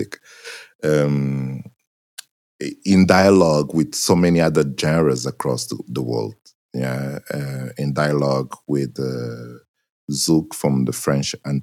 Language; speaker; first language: English; non-native, fluent; Portuguese